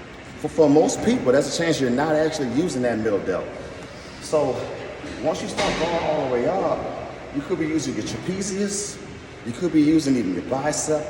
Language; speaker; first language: English; native; English